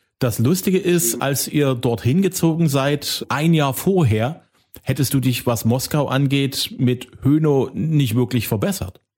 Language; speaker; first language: German; native; German